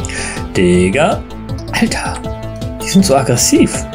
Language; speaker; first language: German; native; German